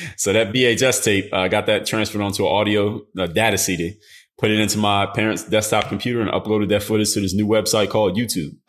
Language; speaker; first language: English; native; English